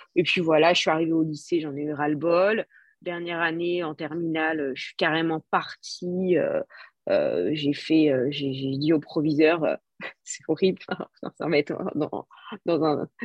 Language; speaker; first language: French; native; French